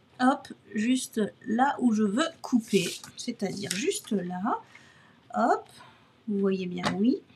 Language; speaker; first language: French; native; French